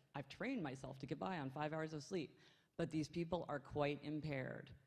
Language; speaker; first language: English; native; English